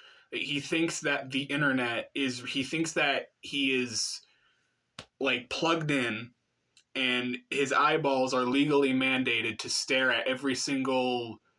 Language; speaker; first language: English; native; English